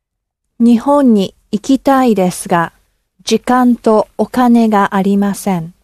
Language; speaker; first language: Japanese; non-native, learner; English